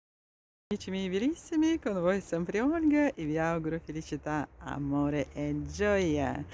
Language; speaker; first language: Italian; non-native, fluent; Russian